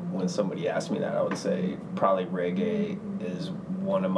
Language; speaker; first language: English; native; English